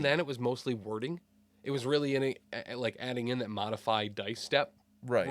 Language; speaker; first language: English; native; English